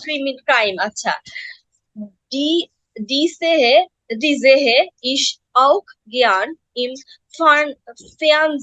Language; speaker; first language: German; non-native, learner; Bangla